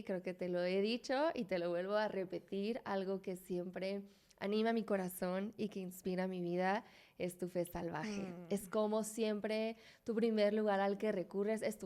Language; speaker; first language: Spanish; native; Spanish